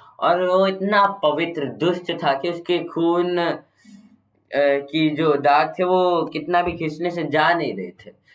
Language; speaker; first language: Hindi; non-native, local second language; Kannada